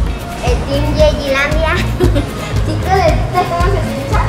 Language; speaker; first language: Spanish; native; Spanish